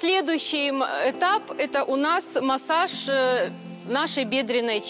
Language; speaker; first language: Russian; native; Russian